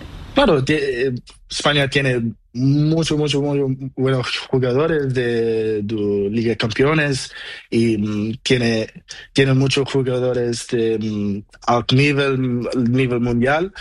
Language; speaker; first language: Spanish; non-native, learner; Portuguese